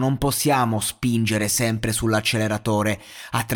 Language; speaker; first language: Italian; native; Italian